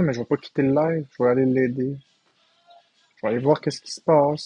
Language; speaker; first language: French; native; French